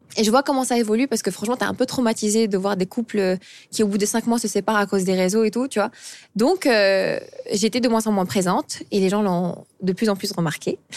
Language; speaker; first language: French; early bilingual, other home language; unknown